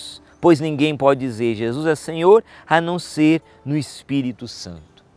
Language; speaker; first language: Portuguese; native; Portuguese